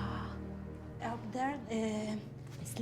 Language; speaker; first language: English; non-native, learner; Spanish